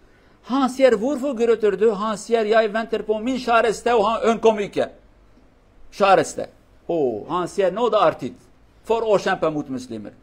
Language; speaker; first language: Norwegian; non-native, fluent; Kurdish